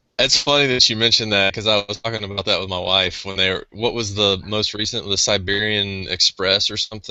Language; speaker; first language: English; native; English